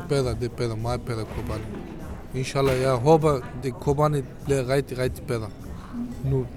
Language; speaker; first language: Danish; non-native, learner; Kurdish